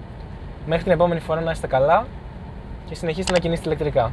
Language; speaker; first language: Greek; native; Greek